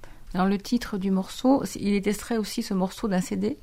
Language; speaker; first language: French; native; French